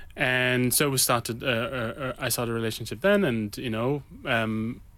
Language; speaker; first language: English; native; English